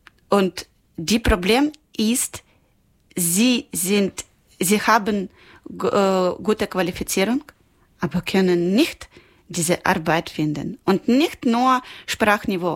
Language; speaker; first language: German; non-native, learner; Ukrainian